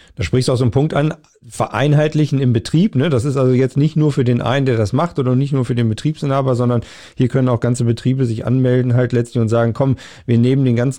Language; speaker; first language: German; native; German